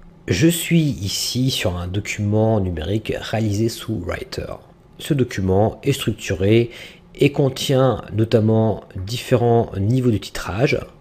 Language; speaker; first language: French; native; French